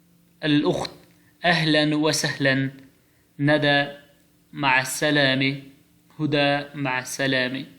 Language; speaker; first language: Arabic; non-native, fluent; Pashto